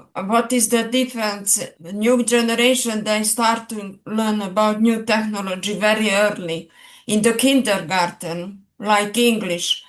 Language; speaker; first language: English; non-native, fluent; Serbian